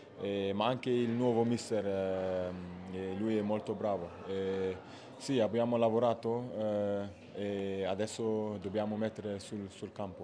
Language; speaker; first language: Italian; non-native, learner; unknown